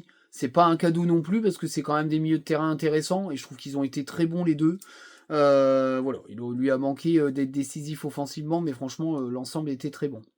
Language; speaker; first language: French; native; French